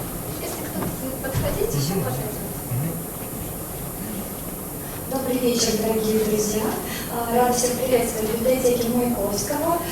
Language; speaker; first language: Russian; native; Russian